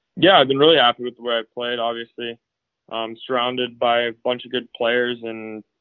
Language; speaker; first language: English; native; English